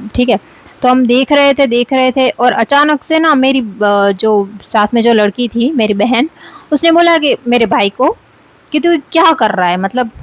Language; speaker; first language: Hindi; non-native, local second language; Gujarati